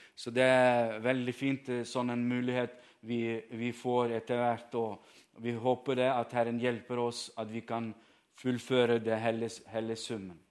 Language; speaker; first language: Norwegian; non-native, fluent; Ukrainian